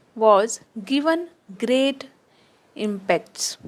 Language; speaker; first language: English; non-native, local second language; Marathi